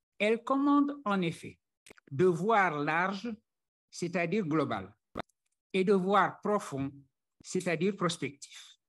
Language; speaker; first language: French; non-native, local second language; Wolof